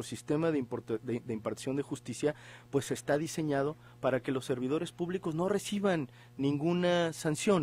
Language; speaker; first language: Spanish; native; Spanish